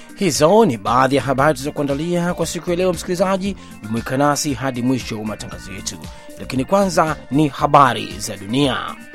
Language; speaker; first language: Swahili; native; Swahili